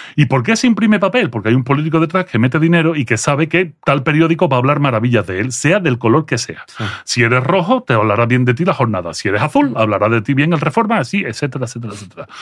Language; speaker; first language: Spanish; early bilingual, other home language; French